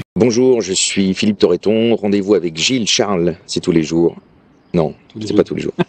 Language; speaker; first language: French; native; French